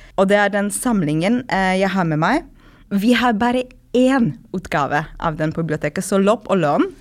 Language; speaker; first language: Norwegian; non-native, fluent; Polish